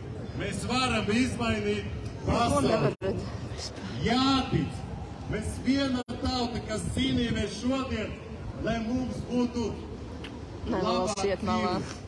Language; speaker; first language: Latvian; non-native, local second language; Russian